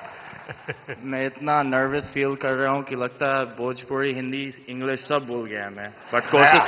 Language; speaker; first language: Hindi; non-native, fluent; English